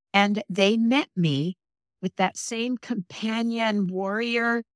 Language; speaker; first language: English; native; English